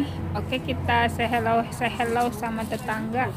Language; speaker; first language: Indonesian; native; Indonesian